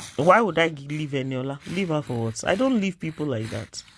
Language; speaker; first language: English; non-native, local second language; Yoruba